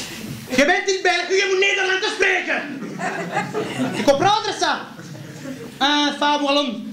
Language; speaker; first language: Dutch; non-native, local second language; French